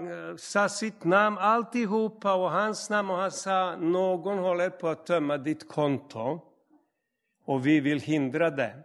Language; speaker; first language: Swedish; non-native, fluent; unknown